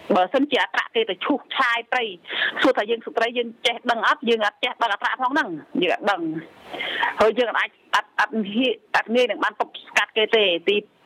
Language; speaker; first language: Khmer; non-native, local second language; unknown